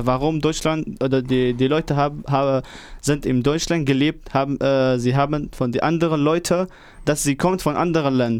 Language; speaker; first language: German; non-native, learner; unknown